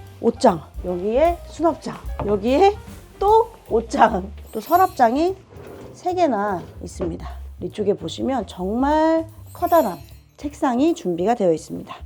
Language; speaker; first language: Korean; native; Korean